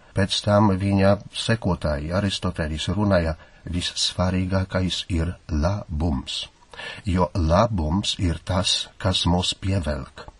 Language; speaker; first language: Latvian; non-native, fluent; Polish